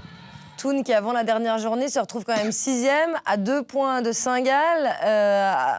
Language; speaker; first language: French; native; French